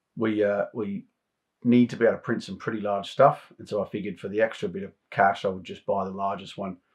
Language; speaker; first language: English; native; English